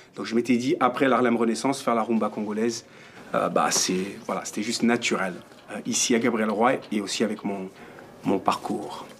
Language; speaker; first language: French; native; French